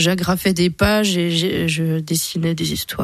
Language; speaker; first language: French; native; French